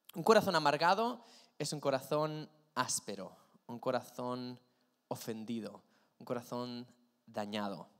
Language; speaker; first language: Spanish; native; Spanish